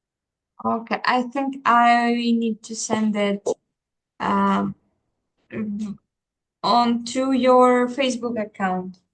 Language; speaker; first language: English; non-native, fluent; Uzbek